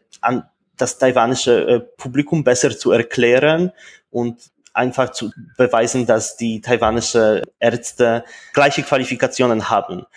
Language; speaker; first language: German; non-native, fluent; Polish